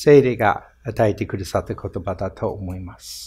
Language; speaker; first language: Japanese; non-native, fluent; English